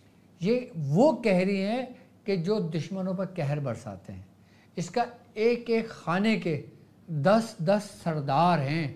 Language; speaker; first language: Urdu; native; Urdu